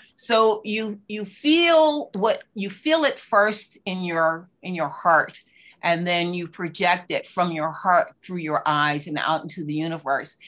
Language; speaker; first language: English; native; English